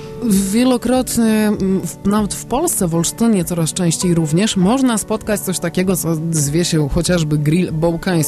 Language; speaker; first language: Polish; native; Polish